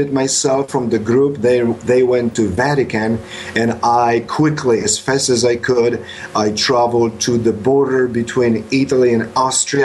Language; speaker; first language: English; non-native, fluent; Polish